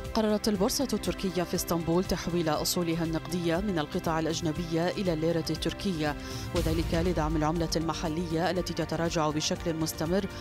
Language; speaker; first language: Arabic; native; Arabic